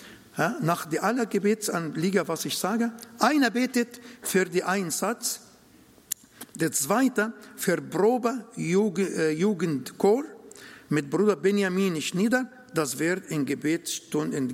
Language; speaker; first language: German; non-native, learner; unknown